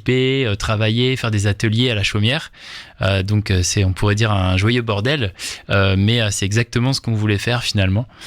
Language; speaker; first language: French; native; French